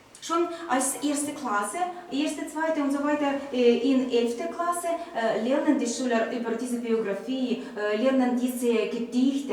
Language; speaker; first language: German; non-native, learner; Ukrainian